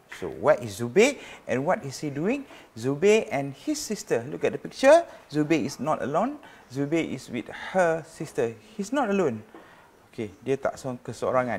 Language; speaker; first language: English; non-native, local second language; Malay